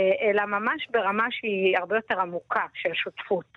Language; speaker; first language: Hebrew; native; Hebrew